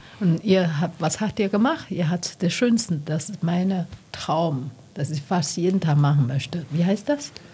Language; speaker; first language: German; non-native, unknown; Chinese